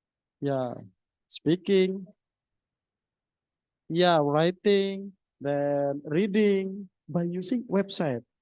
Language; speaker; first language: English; non-native, learner; Indonesian